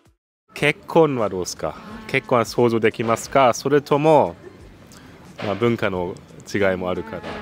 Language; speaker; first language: Japanese; non-native, fluent; German